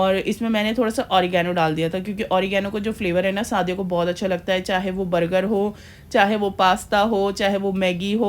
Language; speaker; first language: Hindi; native; Hindi